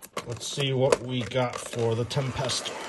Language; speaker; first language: English; native; English